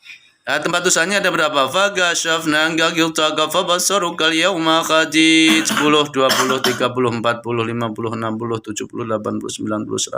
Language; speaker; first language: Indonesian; native; Indonesian